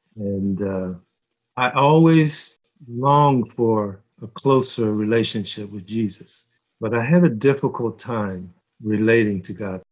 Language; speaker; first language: English; early bilingual, other home language; Korean